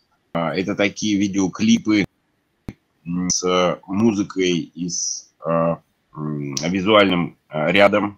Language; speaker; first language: Russian; native; Russian